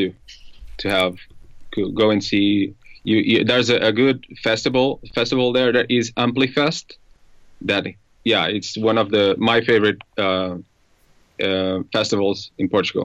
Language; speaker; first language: English; non-native, fluent; Portuguese